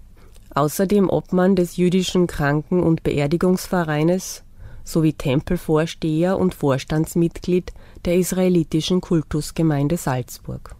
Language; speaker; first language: German; native; German